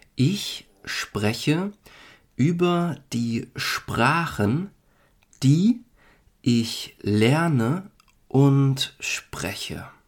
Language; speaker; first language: German; native; German